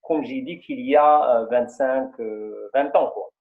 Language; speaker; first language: French; non-native, local second language; Arabic